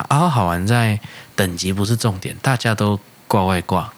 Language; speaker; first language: Chinese; native; Chinese